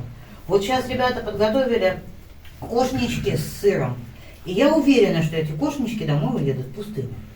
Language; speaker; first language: Russian; native; Russian